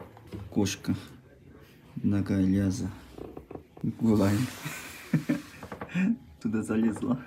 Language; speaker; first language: Russian; non-native, learner; Korean